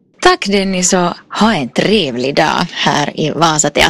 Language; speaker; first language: Swedish; non-native, fluent; Finnish